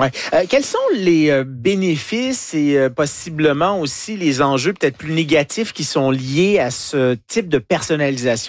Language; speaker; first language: French; native; French